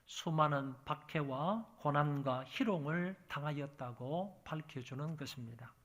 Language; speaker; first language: Korean; native; Korean